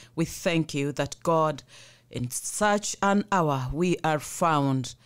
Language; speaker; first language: English; non-native, local second language; Swahili